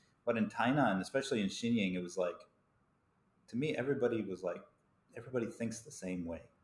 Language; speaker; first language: English; native; English